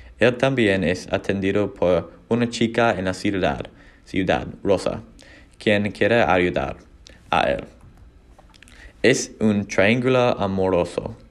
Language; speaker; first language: Spanish; non-native, learner; English